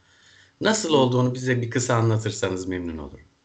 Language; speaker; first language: Turkish; native; Turkish